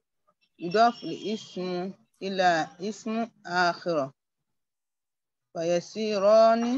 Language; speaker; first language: Arabic; non-native, learner; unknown